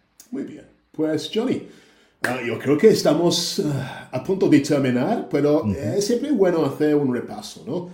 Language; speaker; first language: Spanish; non-native, fluent; English